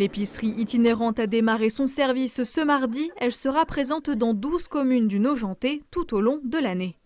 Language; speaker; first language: French; native; French